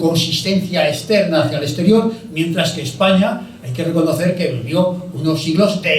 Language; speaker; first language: Spanish; native; Spanish